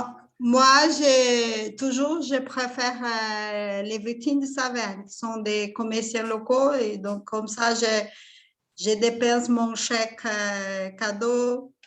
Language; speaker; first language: French; non-native, fluent; Portuguese